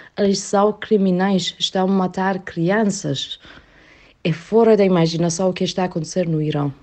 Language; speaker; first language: Portuguese; non-native, learner; Persian